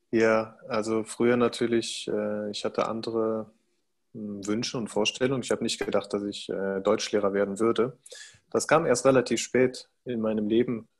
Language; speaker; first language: German; native; German